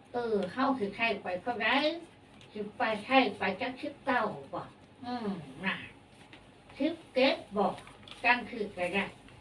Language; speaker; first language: Thai; native; Thai